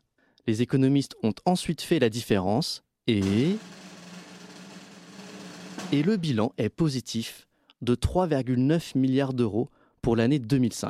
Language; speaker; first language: French; native; French